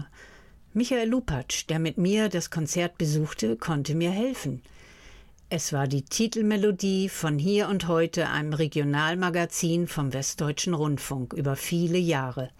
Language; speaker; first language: German; native; German